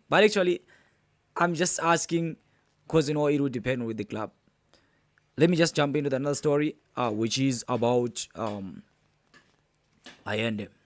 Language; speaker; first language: English; non-native, local second language; Zulu